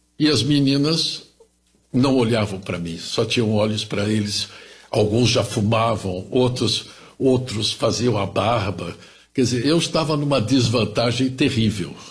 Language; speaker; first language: Portuguese; early bilingual, other home language; German